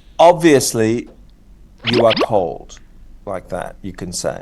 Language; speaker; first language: English; native; English